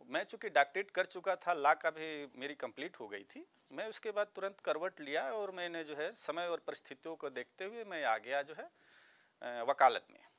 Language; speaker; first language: Hindi; native; Hindi